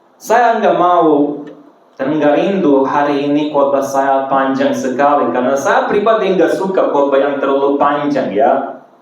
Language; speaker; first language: Indonesian; non-native, fluent; Serbian